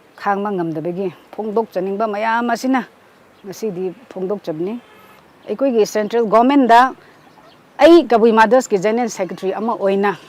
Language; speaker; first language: Manipuri; non-native, local second language; Rongmei Naga